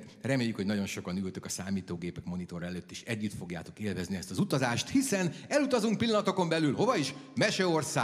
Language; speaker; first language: Hungarian; native; Hungarian